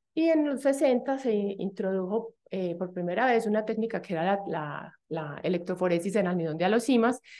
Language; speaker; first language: Spanish; native; Spanish